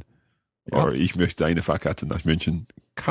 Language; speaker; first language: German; non-native, learner; English